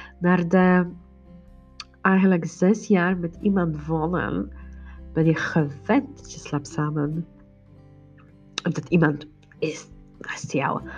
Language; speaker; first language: Dutch; non-native, learner; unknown